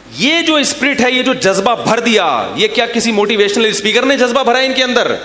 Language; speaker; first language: Urdu; native; Urdu